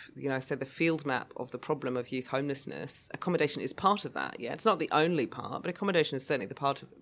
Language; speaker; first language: English; native; English